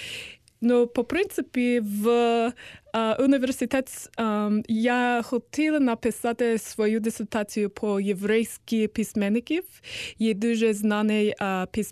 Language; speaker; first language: Ukrainian; non-native, learner; English